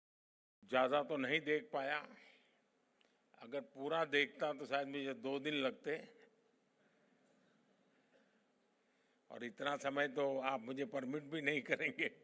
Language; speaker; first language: Hindi; non-native, local second language; Gujarati